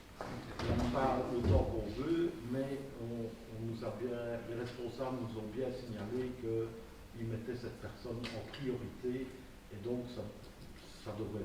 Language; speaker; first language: French; native; French